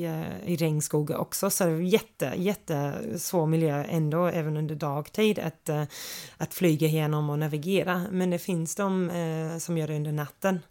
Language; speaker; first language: Swedish; non-native, fluent; English